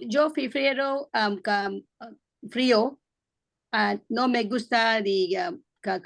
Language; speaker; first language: Spanish; non-native, learner; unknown